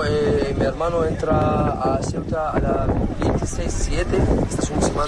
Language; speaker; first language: Spanish; non-native, learner; Arabic